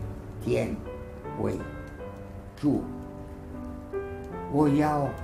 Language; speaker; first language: Chinese; non-native, fluent; Spanish